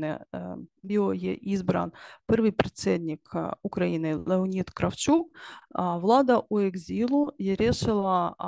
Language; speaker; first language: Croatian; non-native, learner; Ukrainian